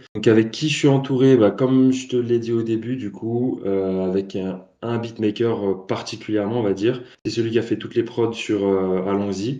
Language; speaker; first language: French; native; French